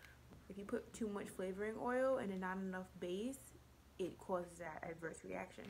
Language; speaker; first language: English; native; English